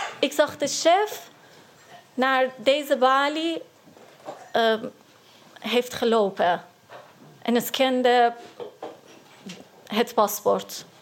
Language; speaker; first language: Dutch; non-native, learner; Persian